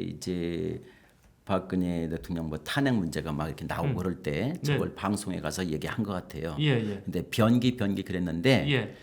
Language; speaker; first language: Korean; native; Korean